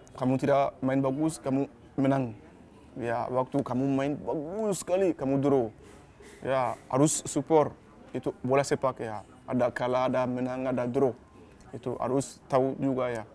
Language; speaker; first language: Malay; non-native, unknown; Bambara